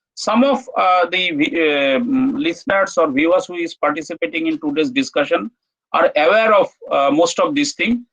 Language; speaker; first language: English; non-native, local second language; Bangla